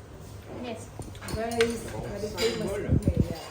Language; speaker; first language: English; non-native, learner; Vietnamese